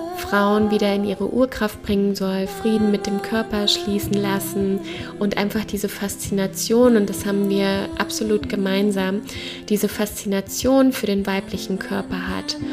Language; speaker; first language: German; native; German